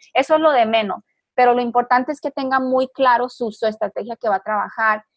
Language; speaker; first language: Spanish; early bilingual, heritage; Spanish